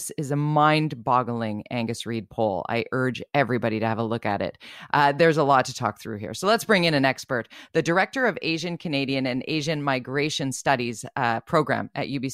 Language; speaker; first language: English; native; English